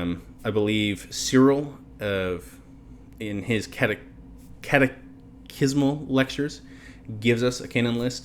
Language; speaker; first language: English; native; English